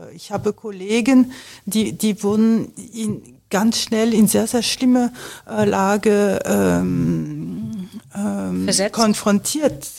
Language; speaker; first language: German; non-native, fluent; French